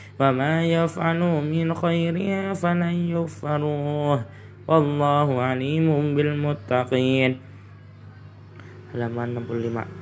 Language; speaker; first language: Arabic; non-native, learner; Indonesian